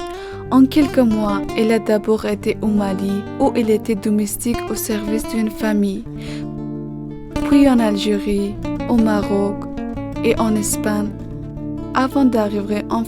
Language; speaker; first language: French; non-native, learner; Persian